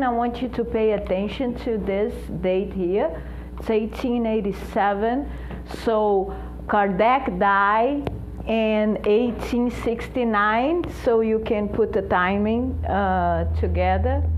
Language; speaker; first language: English; non-native, fluent; Portuguese